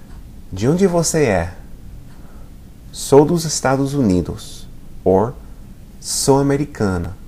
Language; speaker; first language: Portuguese; non-native, fluent; English